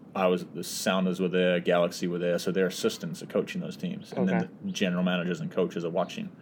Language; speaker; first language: English; native; English